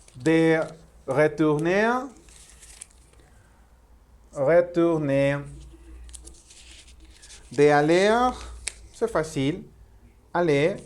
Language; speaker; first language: French; non-native, learner; Spanish